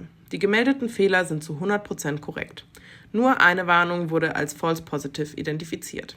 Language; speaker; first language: German; native; German